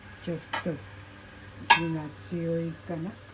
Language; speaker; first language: Japanese; native; Japanese